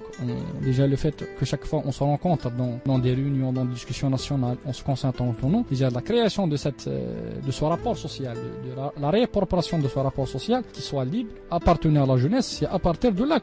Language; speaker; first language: French; non-native, local second language; Arabic